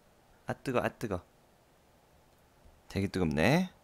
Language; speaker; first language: Korean; native; Korean